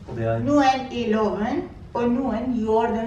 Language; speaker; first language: Norwegian; non-native, fluent; Persian